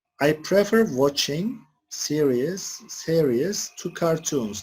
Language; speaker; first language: English; non-native, fluent; Turkish